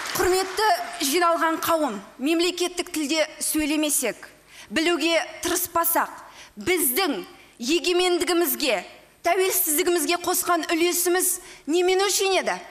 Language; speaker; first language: Kazakh; non-native, local second language; Russian